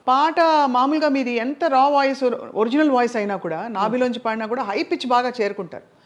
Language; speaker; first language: Telugu; native; Telugu